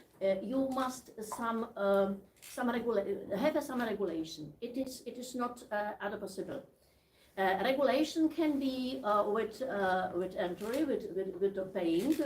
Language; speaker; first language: English; non-native, learner; Czech